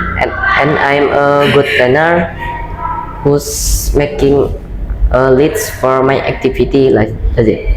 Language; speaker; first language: English; non-native, learner; Indonesian